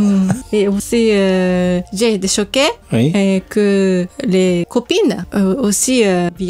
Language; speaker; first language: French; non-native, learner; Japanese